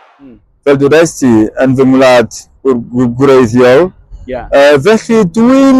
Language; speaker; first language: Welsh; non-native, fluent; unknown